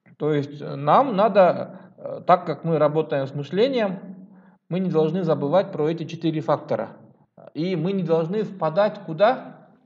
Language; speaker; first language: Russian; non-native, local second language; Kyrgyz